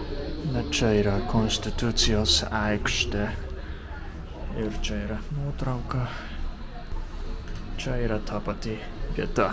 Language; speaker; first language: Lithuanian; non-native, learner; Japanese